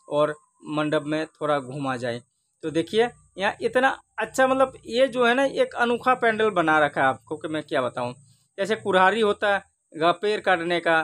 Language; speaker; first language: Hindi; non-native, local second language; Bangla